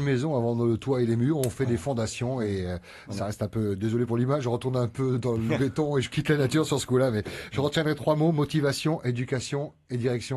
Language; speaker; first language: French; native; French